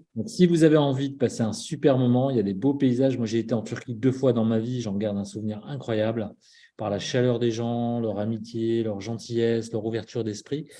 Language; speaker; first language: French; native; French